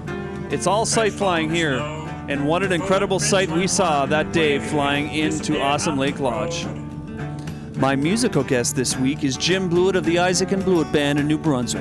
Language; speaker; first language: English; native; English